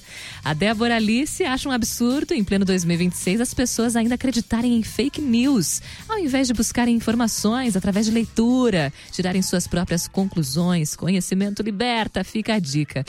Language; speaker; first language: Portuguese; native; Portuguese